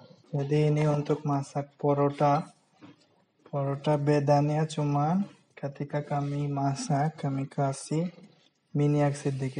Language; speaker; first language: Indonesian; non-native, fluent; Bangla